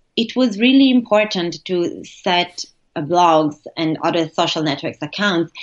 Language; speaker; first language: English; non-native, fluent; Italian